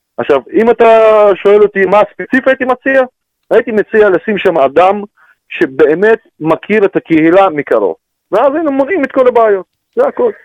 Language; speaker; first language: Hebrew; non-native, fluent; Russian